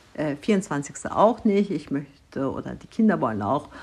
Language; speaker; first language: German; non-native, fluent; Turkish